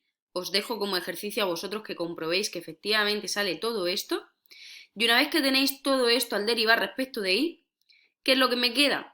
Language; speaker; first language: Spanish; native; Spanish